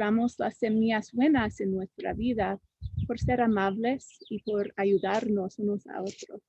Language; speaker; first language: Spanish; non-native, fluent; English